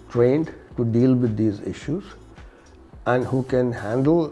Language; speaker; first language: English; non-native, local second language; Urdu